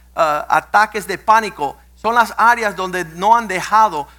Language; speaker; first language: Spanish; early bilingual, heritage; Spanish